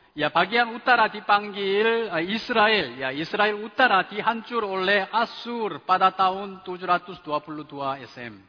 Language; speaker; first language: Indonesian; non-native, fluent; Chinese